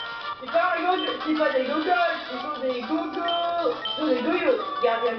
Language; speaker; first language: French; native; French